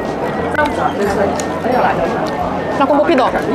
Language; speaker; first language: Chinese; non-native, learner; Korean